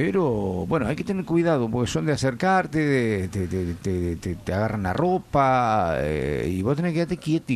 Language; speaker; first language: Spanish; native; Spanish